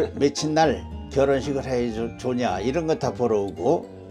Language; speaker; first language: Korean; native; Korean